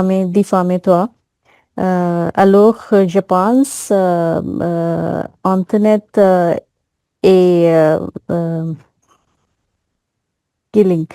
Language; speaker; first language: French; non-native, learner; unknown